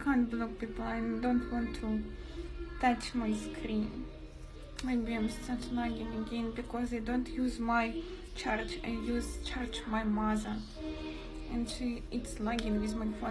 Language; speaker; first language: English; non-native, learner; Russian